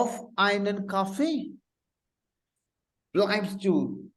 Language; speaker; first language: German; non-native, fluent; Hindi